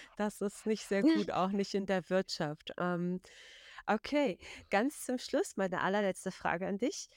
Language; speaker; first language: German; native; German